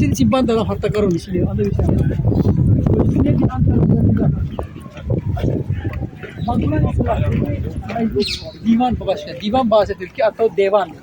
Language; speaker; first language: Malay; non-native, fluent; Turkish